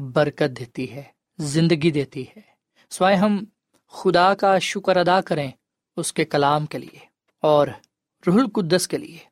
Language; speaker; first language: Urdu; non-native, local second language; Punjabi